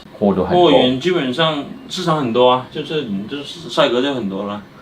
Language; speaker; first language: Chinese; native; Chinese